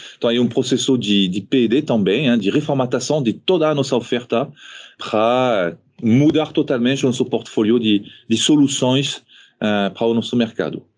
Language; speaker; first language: Portuguese; non-native, fluent; French